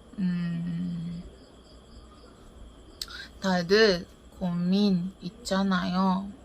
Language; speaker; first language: Korean; non-native, learner; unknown